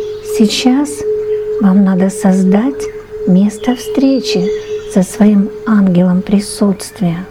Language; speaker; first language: Russian; native; Russian